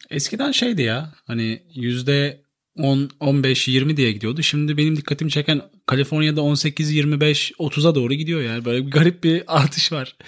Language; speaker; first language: Turkish; native; Turkish